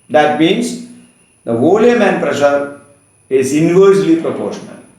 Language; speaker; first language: English; non-native, local second language; Malayalam